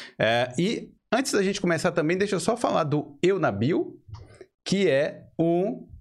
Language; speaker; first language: Portuguese; native; Portuguese